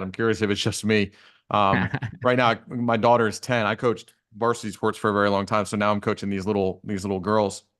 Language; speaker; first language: English; native; English